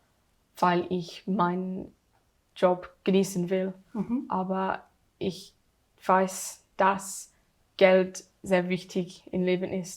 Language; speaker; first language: German; non-native, learner; English